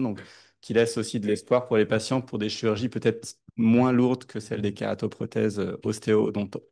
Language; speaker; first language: French; native; French